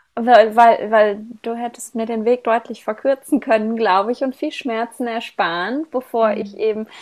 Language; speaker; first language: German; native; German